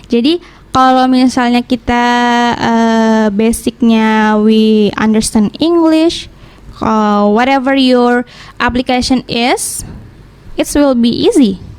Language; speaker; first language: English; non-native, learner; Indonesian